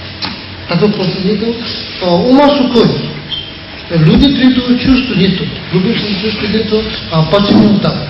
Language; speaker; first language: Russian; non-native, learner; Tibetan